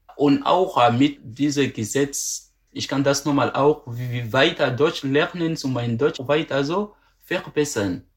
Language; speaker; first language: German; non-native, learner; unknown